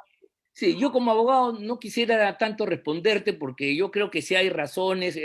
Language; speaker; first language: Spanish; native; Spanish